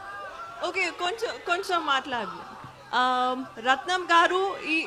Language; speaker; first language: Telugu; non-native, learner; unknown